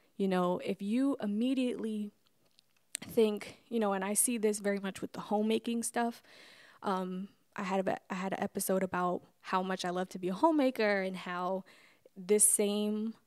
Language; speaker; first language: English; native; English